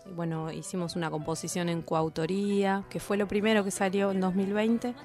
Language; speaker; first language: Spanish; native; Spanish